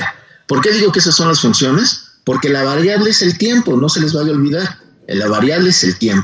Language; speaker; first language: Spanish; native; Spanish